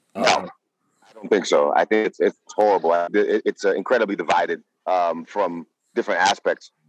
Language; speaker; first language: English; non-native, fluent; Dutch